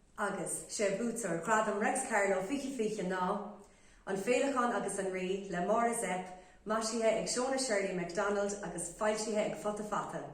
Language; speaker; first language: Irish; native; Irish